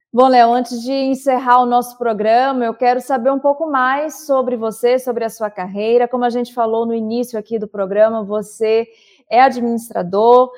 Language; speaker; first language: Portuguese; native; Portuguese